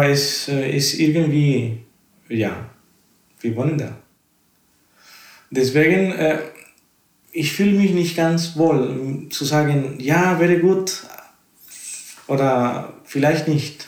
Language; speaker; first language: German; non-native, fluent; Spanish